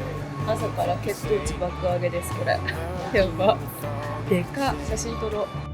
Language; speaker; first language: Japanese; native; Japanese